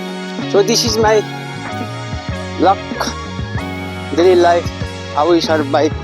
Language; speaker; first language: English; non-native, learner; Nepali